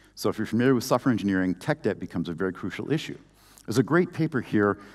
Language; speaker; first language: English; native; English